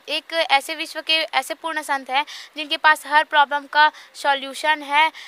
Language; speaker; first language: Hindi; native; Hindi